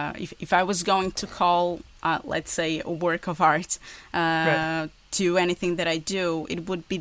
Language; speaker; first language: English; non-native, fluent; Portuguese